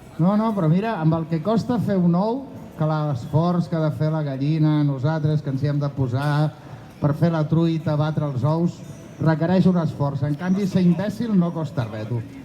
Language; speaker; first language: Catalan; native; Catalan